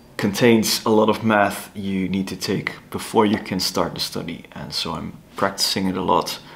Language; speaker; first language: English; non-native, fluent; Dutch